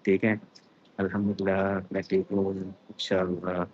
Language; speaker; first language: Hindi; non-native, local second language; Malayalam